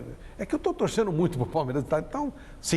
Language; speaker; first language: Portuguese; native; Portuguese